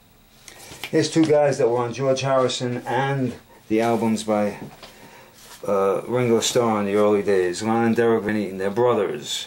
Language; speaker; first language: English; native; English